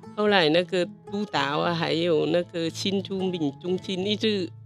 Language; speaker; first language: Chinese; non-native, learner; Vietnamese